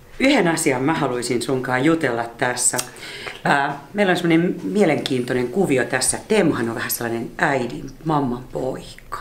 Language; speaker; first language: Finnish; native; Finnish